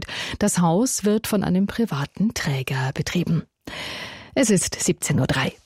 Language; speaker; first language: German; native; German